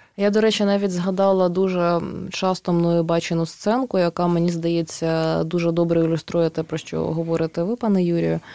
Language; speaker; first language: Ukrainian; native; Ukrainian